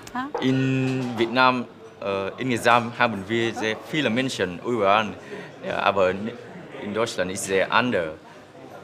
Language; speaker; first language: German; non-native, learner; Vietnamese